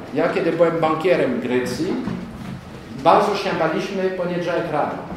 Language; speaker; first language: Polish; non-native, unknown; French